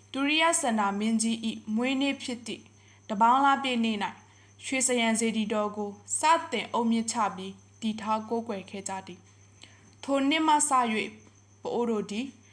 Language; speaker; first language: Burmese; non-native, local second language; Pa'o Karen